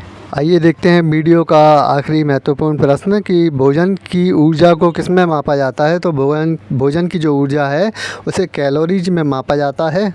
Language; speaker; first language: Hindi; native; Hindi